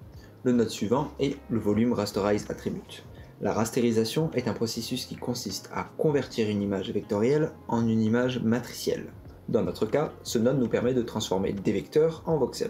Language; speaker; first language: French; native; French